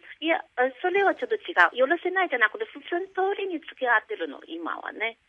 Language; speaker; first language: Japanese; non-native, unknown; Chinese